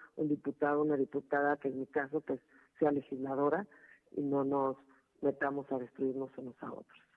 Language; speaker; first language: Spanish; native; Spanish